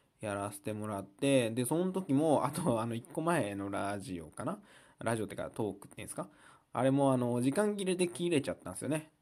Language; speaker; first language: Japanese; native; Japanese